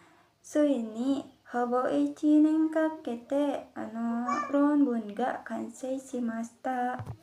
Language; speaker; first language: Japanese; non-native, learner; Indonesian